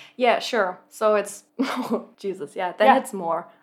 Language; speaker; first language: English; non-native, fluent; German